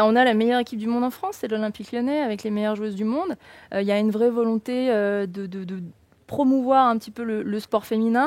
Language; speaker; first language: French; native; French